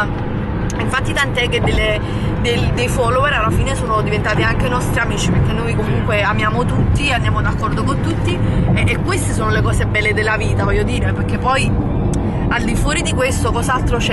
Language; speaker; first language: Italian; native; Italian